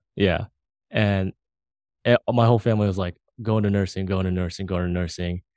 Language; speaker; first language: English; early bilingual, other home language; Filipino